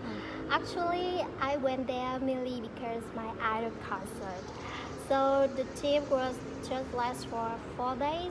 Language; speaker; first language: English; non-native, fluent; Vietnamese